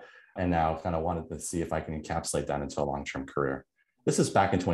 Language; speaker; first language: English; native; English